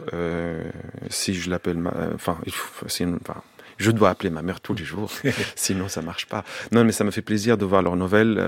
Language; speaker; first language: French; non-native, fluent; Arabic